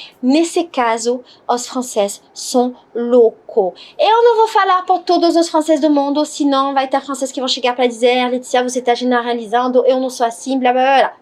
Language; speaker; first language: Portuguese; non-native, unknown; French